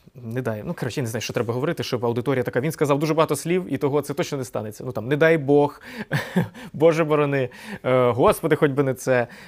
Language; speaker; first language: Ukrainian; non-native, local second language; Russian